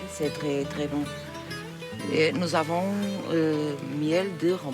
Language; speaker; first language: French; non-native, local second language; Portuguese